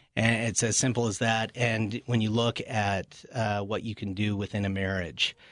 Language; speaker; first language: English; native; English